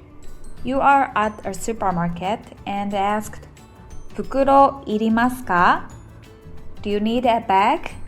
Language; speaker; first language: English; non-native, fluent; Japanese